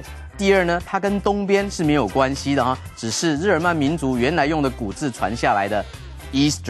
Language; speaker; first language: Chinese; native; Chinese